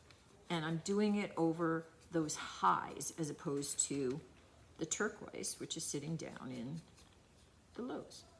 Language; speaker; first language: English; native; English